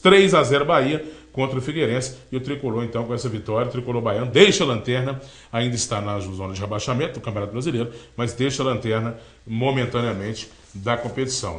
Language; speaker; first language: Portuguese; native; Portuguese